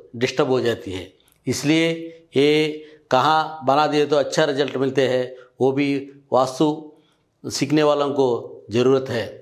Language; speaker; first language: Hindi; non-native, local second language; Telugu